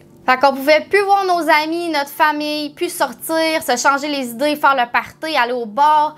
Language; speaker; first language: French; native; French